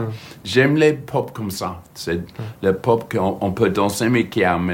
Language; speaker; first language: French; non-native, learner; English